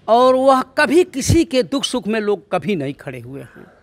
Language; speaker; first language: Hindi; native; Hindi